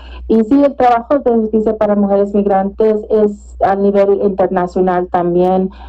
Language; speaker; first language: Spanish; early bilingual, heritage; Spanish